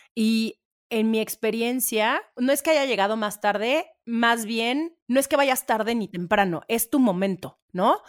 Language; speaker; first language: Spanish; native; Spanish